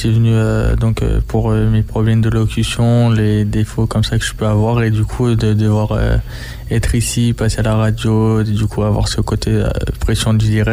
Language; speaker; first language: French; native; French